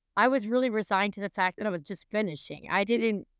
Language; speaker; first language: English; native; English